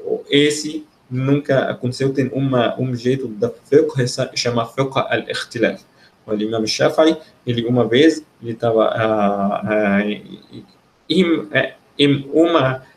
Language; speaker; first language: Portuguese; non-native, fluent; Arabic